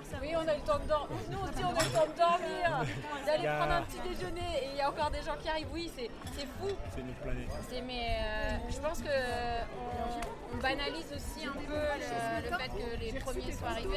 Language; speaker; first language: French; native; French